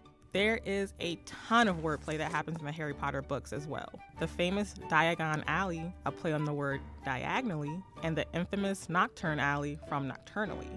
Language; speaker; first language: English; native; English